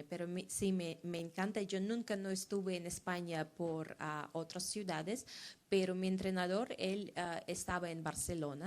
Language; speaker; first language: Spanish; non-native, learner; Russian